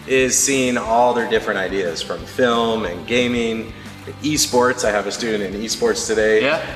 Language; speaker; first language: English; native; English